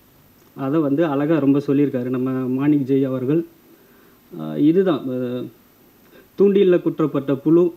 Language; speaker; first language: Tamil; native; Tamil